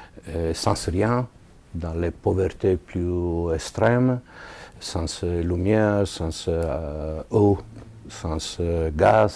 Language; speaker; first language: French; non-native, learner; Italian